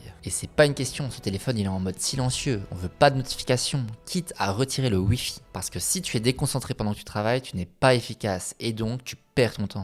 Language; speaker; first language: French; native; French